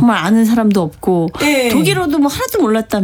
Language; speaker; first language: Korean; native; Korean